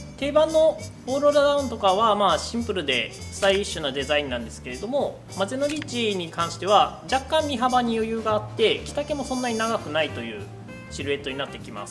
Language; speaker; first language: Japanese; native; Japanese